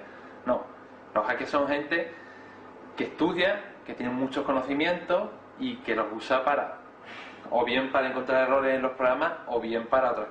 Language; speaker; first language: Spanish; native; Spanish